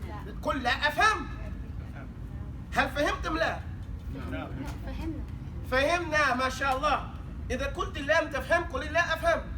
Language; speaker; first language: Arabic; non-native, fluent; English